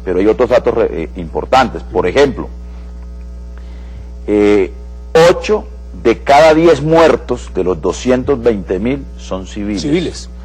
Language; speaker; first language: Spanish; native; Spanish